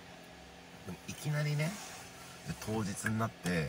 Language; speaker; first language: Japanese; native; Japanese